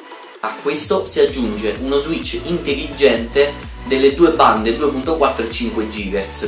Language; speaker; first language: Italian; native; Italian